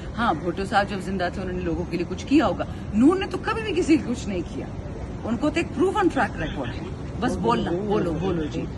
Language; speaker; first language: Urdu; non-native, local second language; Pashto